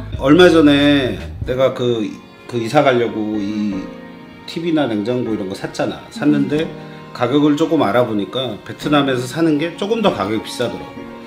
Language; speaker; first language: Korean; native; Korean